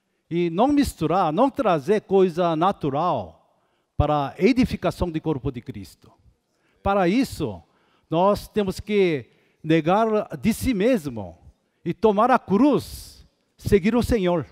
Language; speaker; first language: Portuguese; non-native, fluent; Korean